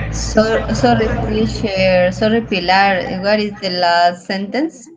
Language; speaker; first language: English; non-native, learner; Spanish